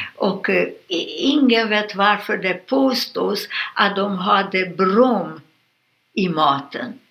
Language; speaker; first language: Swedish; non-native, fluent; Hungarian